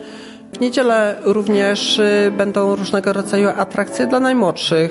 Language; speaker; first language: Polish; native; Polish